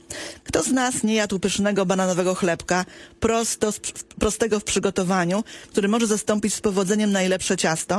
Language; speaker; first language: Polish; native; Polish